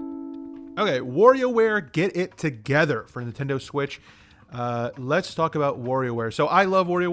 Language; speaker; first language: English; native; English